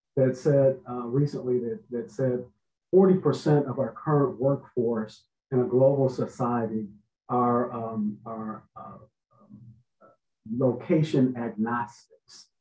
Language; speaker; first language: English; native; English